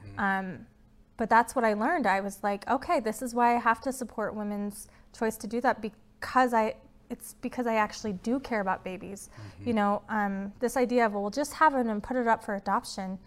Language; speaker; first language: English; native; English